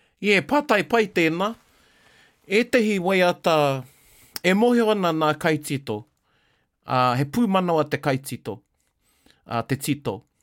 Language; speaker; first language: Māori; non-native, local second language; English